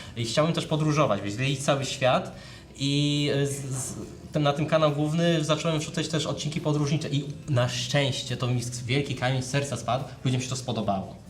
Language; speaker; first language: Polish; native; Polish